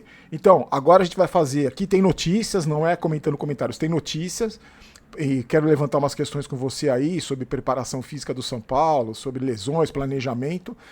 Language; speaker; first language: Portuguese; native; Portuguese